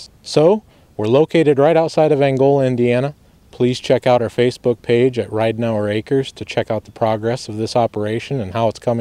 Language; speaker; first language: English; native; English